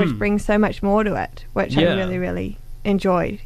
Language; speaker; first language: English; native; English